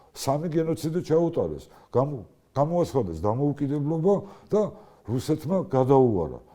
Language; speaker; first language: Georgian; native; Georgian